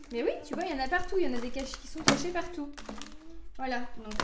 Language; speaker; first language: French; native; French